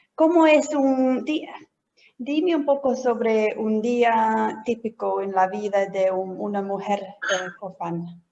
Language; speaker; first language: Spanish; non-native, fluent; English